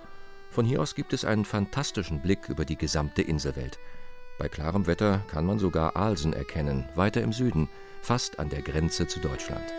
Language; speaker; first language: German; native; German